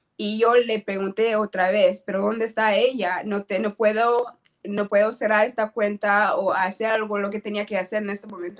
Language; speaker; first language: Spanish; non-native, learner; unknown